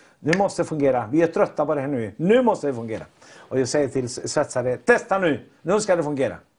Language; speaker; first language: Swedish; non-native, fluent; Spanish